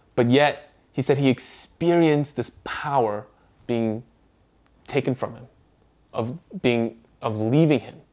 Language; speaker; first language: English; early bilingual, other home language; Korean